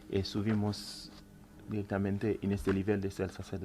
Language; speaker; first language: Spanish; non-native, fluent; Haitian Creole